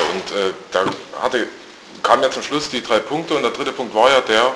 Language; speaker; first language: German; native; German